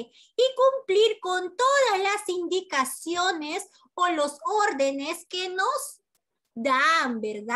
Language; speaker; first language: Spanish; native; Spanish